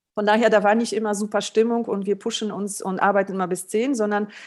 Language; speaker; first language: German; early bilingual, other home language; Polish